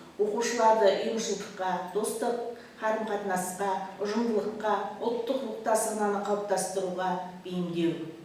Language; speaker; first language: Kazakh; native; Kazakh